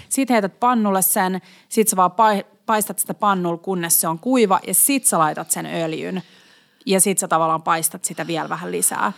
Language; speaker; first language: Finnish; non-native, local second language; Swedish